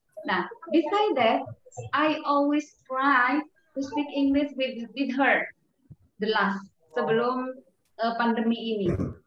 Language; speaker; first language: English; non-native, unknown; Indonesian